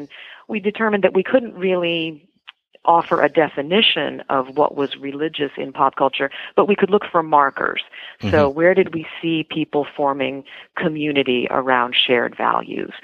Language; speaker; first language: English; native; English